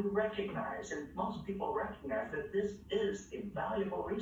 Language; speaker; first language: English; native; English